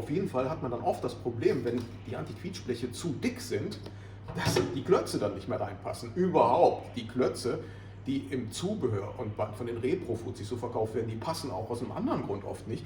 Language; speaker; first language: German; native; German